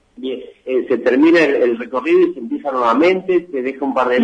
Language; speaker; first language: Spanish; native; Spanish